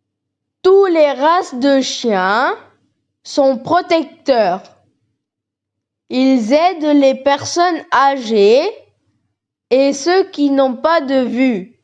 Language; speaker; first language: French; non-native, learner; Tamil